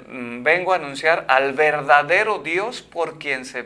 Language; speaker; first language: Spanish; native; Spanish